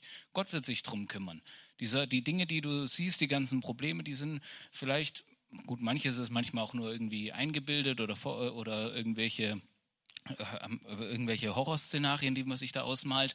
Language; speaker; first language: German; native; German